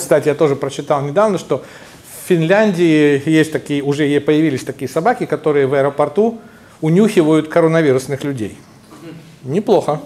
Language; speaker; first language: Russian; native; Russian